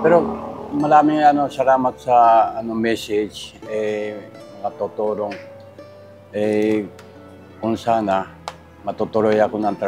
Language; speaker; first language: Filipino; non-native, learner; Japanese